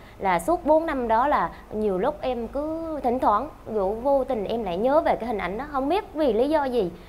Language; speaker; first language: Vietnamese; native; Vietnamese